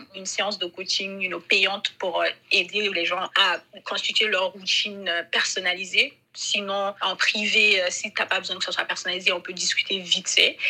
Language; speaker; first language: French; non-native, local second language; Bambara